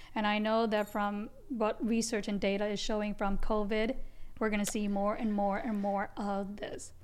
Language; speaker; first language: English; native; English